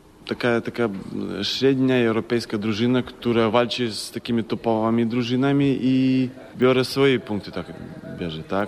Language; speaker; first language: Polish; non-native, fluent; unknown